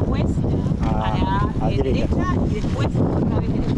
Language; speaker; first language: Spanish; native; Spanish